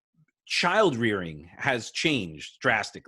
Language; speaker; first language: English; native; English